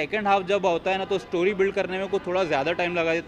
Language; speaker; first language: Hindi; native; Hindi